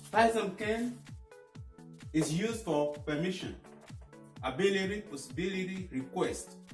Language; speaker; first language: English; non-native, fluent; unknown